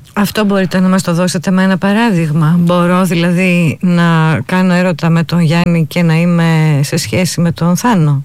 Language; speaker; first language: Greek; native; Greek